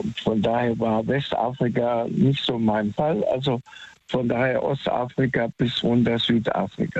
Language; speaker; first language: German; native; German